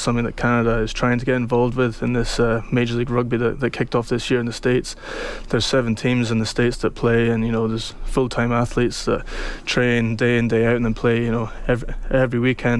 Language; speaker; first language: English; native; English